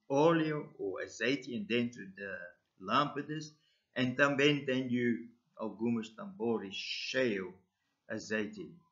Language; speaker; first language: Portuguese; non-native, learner; English